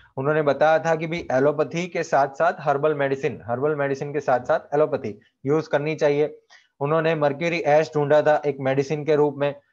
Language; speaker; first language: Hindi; non-native, local second language; Gujarati